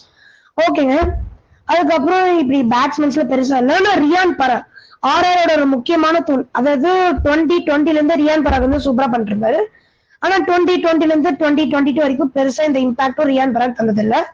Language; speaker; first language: Tamil; native; Tamil